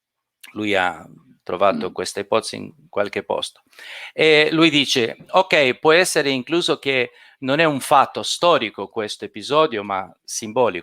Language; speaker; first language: Italian; non-native, fluent; Portuguese